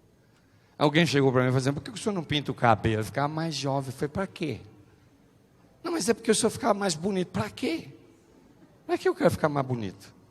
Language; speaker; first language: Portuguese; native; Portuguese